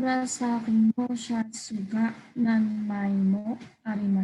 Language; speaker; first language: Japanese; non-native, learner; Filipino